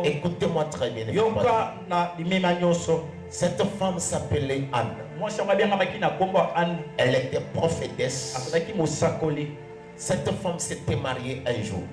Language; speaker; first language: French; non-native, local second language; Lingala